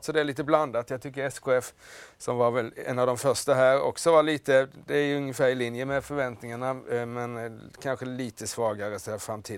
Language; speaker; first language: Swedish; native; Swedish